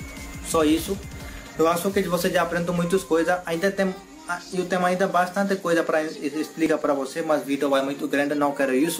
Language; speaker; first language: Portuguese; non-native, learner; Hindi